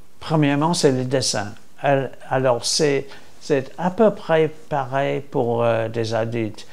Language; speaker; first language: French; non-native, fluent; English